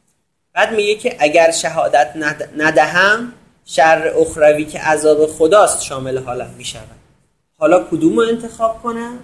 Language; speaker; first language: Persian; native; Persian